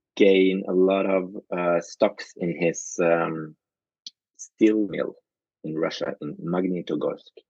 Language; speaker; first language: English; non-native, fluent; Norwegian